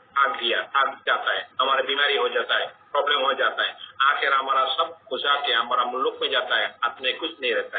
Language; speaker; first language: Hindi; non-native, fluent; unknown